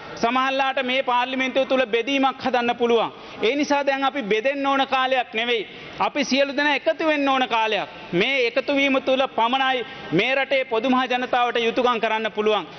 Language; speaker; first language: Sinhala; native; Sinhala